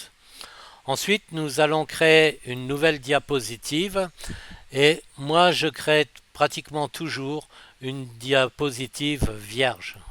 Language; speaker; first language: French; native; French